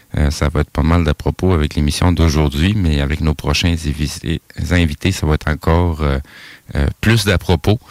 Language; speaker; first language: French; native; French